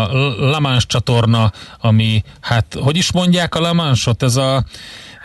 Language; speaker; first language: Hungarian; native; Hungarian